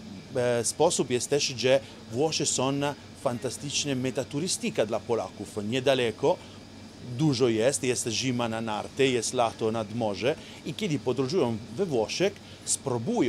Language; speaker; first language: Polish; non-native, learner; Italian